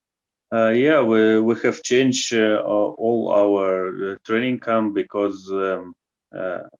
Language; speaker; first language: English; non-native, learner; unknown